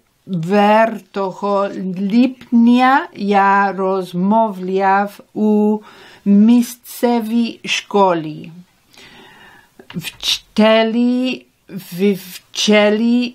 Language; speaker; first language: Ukrainian; non-native, learner; English